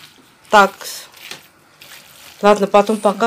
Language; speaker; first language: Russian; non-native, fluent; Armenian